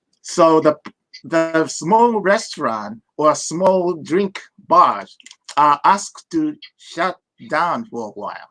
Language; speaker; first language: English; non-native, fluent; Japanese